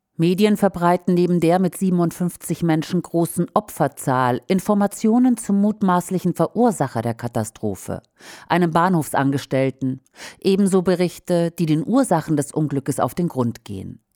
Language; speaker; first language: German; native; German